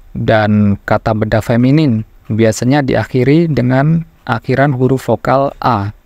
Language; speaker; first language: Indonesian; native; Indonesian